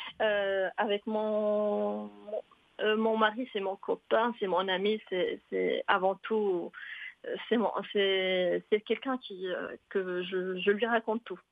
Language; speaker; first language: French; non-native, local second language; Arabic